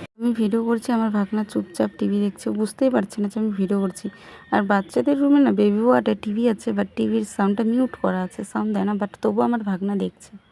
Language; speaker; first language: Bangla; non-native, local second language; Rangpuri